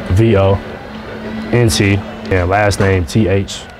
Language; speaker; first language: English; native; English